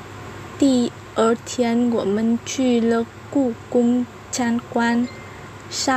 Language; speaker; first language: Chinese; non-native, learner; Vietnamese